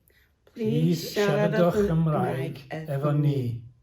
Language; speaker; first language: Welsh; non-native, learner; English